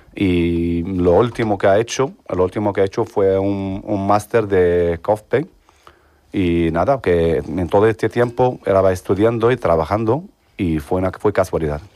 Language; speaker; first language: Spanish; non-native, fluent; Arabic